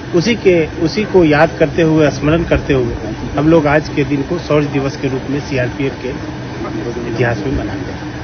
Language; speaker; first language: Hindi; native; Hindi